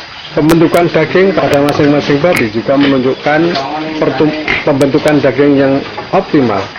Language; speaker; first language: Indonesian; native; Indonesian